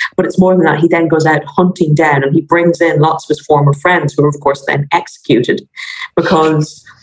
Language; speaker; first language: English; native; English